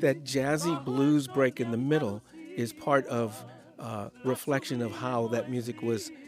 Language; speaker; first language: English; native; English